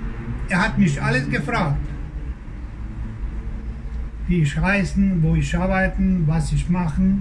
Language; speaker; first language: German; non-native, learner; Croatian